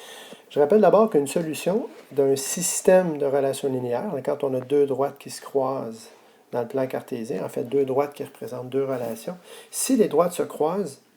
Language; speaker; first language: French; native; French